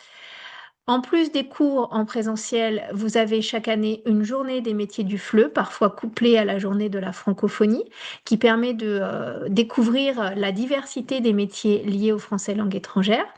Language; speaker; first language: French; native; French